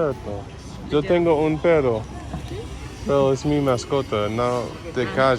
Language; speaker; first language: Spanish; non-native, learner; English